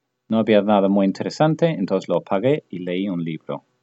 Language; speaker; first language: Spanish; non-native, fluent; English